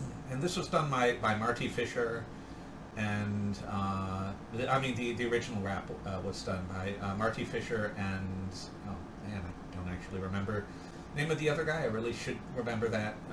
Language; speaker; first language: English; native; English